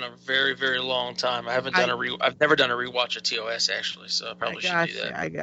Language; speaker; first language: English; native; English